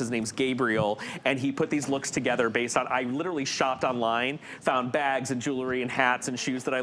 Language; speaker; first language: English; native; English